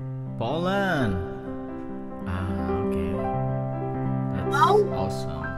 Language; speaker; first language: English; non-native, learner; Indonesian